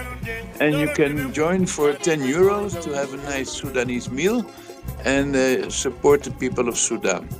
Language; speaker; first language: English; non-native, fluent; Dutch